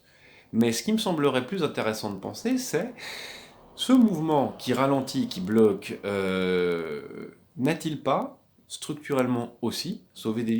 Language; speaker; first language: French; native; French